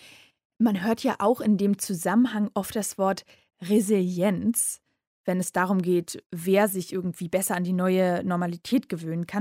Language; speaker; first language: German; native; German